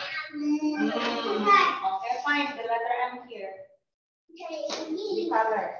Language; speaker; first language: English; non-native, learner; Indonesian